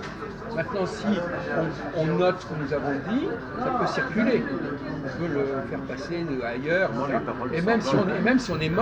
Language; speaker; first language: French; native; French